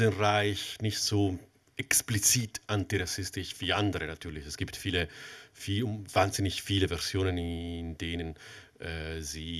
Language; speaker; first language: German; non-native, fluent; Italian